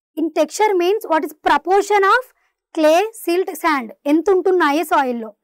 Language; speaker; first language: English; non-native, local second language; Telugu